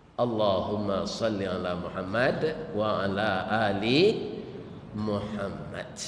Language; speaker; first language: Malay; non-native, local second language; Minangkabau